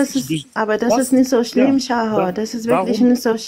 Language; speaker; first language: German; non-native, learner; Arabic